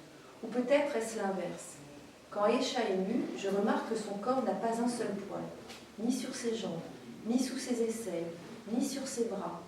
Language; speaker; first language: French; native; French